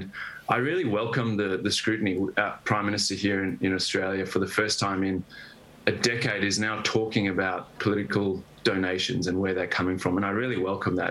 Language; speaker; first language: English; native; English